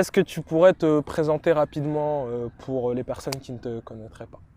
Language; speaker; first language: French; native; French